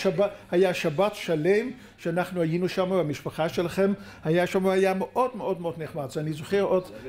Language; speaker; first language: Hebrew; non-native, fluent; Dutch